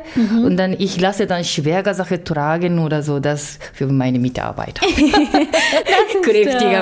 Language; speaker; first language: German; non-native, learner; Japanese